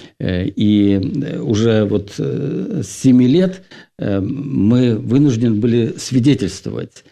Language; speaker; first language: Russian; non-native, local second language; Finnish